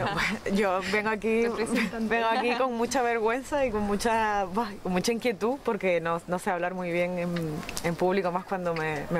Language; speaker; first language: Spanish; native; Spanish